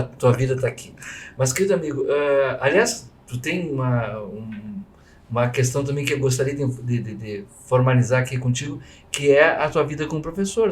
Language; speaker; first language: Portuguese; native; Portuguese